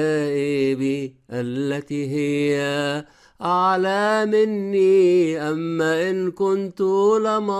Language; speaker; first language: Arabic; native; Arabic